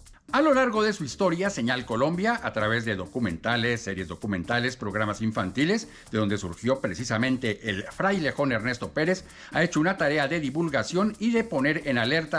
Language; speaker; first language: Spanish; native; Spanish